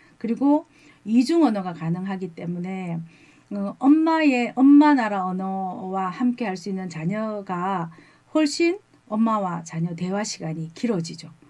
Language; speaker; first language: Korean; native; Korean